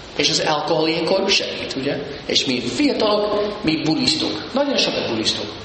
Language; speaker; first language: Hungarian; early bilingual, heritage; Hungarian